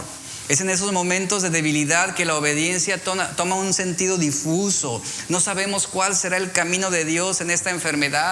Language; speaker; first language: Spanish; native; Spanish